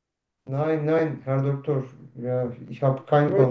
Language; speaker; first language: German; non-native, learner; Turkish